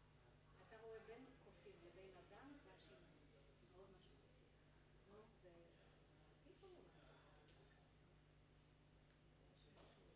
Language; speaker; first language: Hebrew; native; Hebrew